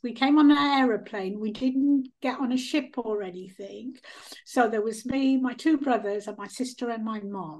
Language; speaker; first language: English; early bilingual, other home language; Punjabi